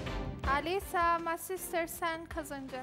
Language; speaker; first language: Turkish; non-native, learner; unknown